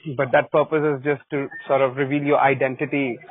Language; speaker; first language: English; non-native, local second language; Hindi